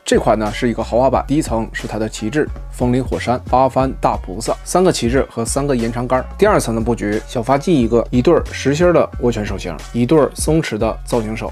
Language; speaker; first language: Chinese; native; Chinese